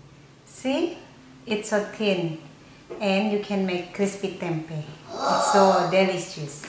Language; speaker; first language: English; non-native, learner; Indonesian